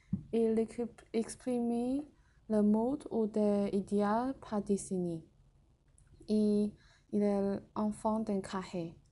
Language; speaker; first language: French; non-native, learner; Chinese